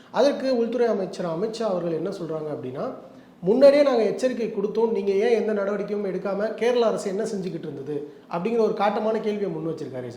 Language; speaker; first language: Tamil; native; Tamil